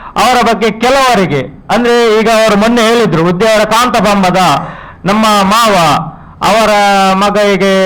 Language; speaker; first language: Kannada; non-native, local second language; Tulu